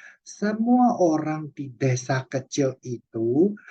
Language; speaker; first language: Indonesian; non-native, fluent; Chinese